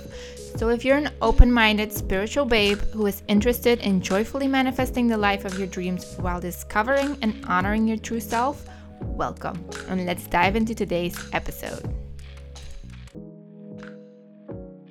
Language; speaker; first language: English; non-native, fluent; Dutch